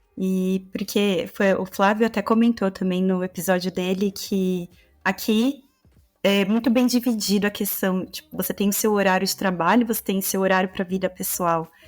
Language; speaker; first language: Portuguese; native; Portuguese